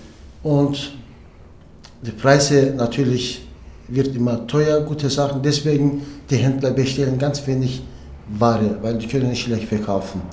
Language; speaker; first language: German; non-native, learner; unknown